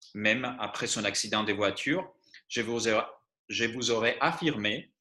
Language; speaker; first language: French; non-native, fluent; Greek